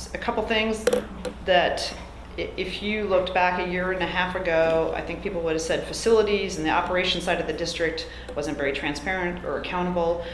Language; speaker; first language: English; native; English